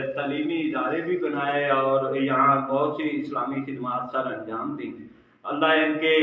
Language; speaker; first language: Urdu; native; Urdu